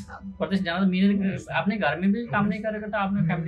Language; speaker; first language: Hindi; non-native, learner; Nepali